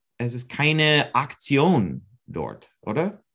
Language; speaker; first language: German; non-native, learner; English